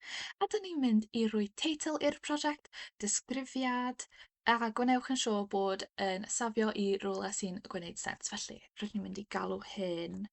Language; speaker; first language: Welsh; non-native, local second language; English